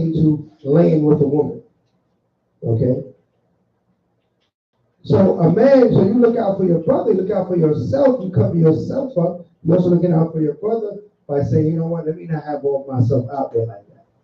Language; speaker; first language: English; native; English